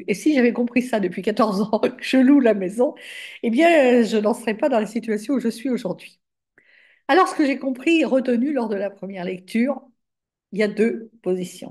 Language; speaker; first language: French; native; French